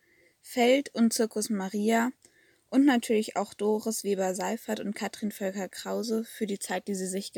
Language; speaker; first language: German; native; German